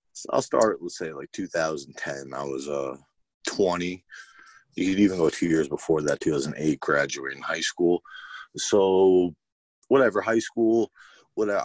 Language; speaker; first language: English; native; English